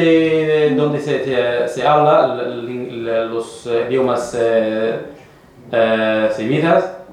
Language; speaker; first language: Spanish; non-native, fluent; Arabic